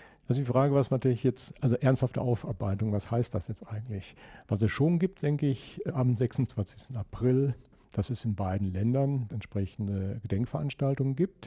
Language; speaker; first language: German; native; German